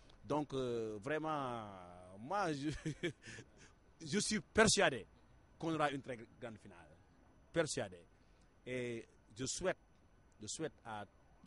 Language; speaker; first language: French; non-native, local second language; Wolof